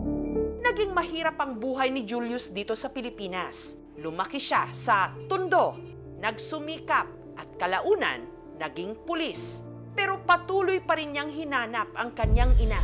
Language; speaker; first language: Filipino; native; Filipino